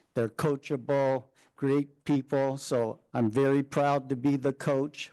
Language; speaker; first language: English; native; English